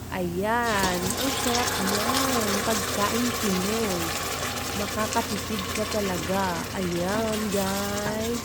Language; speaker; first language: Filipino; non-native, local second language; Hiligaynon